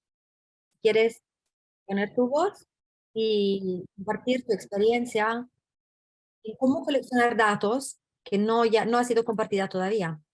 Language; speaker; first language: Spanish; non-native, fluent; English